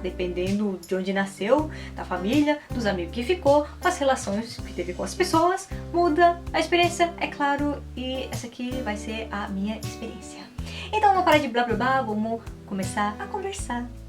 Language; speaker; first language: Portuguese; early bilingual, heritage; Portuguese